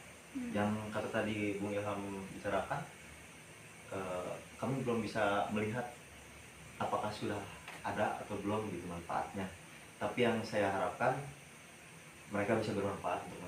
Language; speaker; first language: Indonesian; native; Indonesian